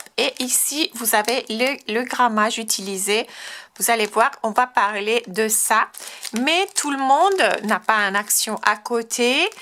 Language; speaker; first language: French; non-native, fluent; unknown